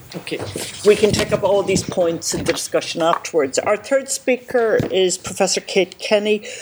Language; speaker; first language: English; native; English